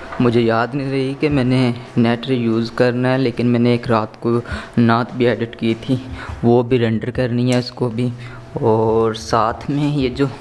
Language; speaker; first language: Urdu; non-native, local second language; Punjabi